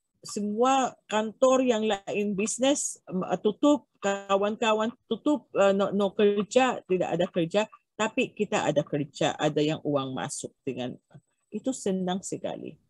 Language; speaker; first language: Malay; non-native, learner; Filipino